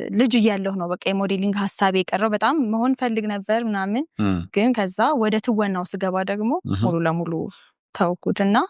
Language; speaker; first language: Amharic; non-native, local second language; Sebat Bet Gurage